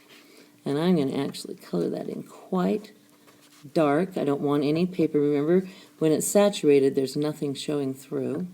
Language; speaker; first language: English; native; English